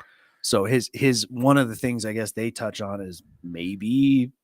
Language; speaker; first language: English; native; English